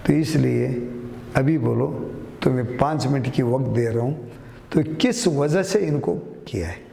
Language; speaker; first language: Hindi; non-native, local second language; Kannada